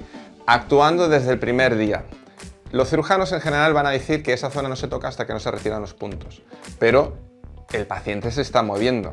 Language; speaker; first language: Spanish; native; Spanish